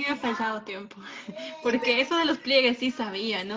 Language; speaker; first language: Spanish; native; Spanish